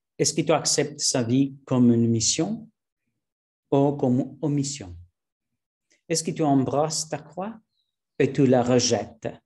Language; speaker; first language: French; non-native, learner; Spanish